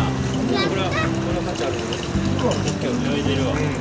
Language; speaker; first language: Japanese; native; Japanese